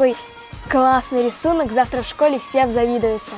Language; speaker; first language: Russian; native; Russian